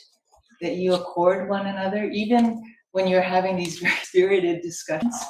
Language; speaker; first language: English; native; English